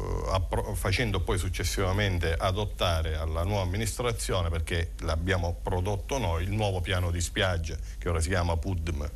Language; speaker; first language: Italian; native; Italian